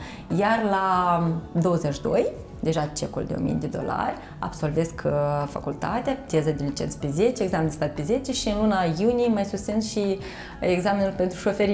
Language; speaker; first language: Romanian; native; Romanian